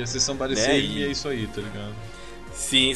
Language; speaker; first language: Portuguese; native; Portuguese